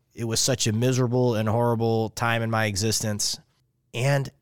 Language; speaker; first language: English; native; English